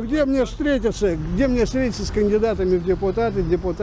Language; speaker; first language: Russian; native; Russian